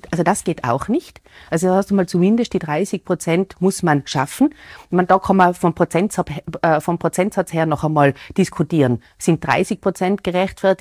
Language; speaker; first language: German; native; German